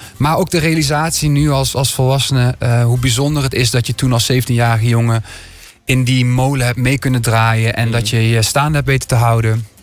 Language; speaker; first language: Dutch; native; Dutch